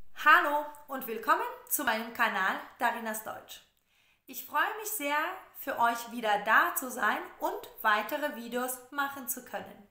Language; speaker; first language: German; non-native, fluent; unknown